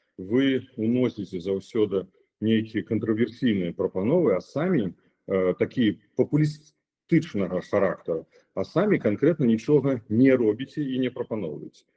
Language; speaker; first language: Belarusian; non-native, local second language; Russian